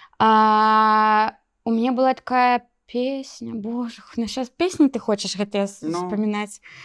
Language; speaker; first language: Belarusian; early bilingual, other home language; Russian